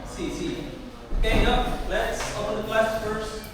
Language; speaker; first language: English; non-native, fluent; Indonesian